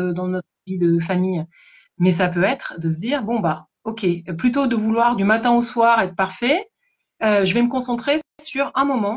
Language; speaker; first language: French; native; French